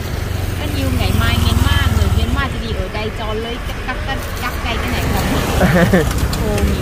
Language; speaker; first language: Vietnamese; early bilingual, heritage; Vietnamese